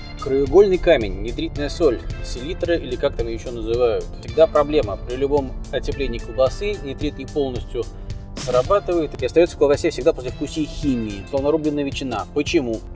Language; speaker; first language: Russian; native; Russian